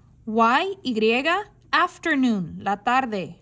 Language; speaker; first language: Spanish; non-native, learner; English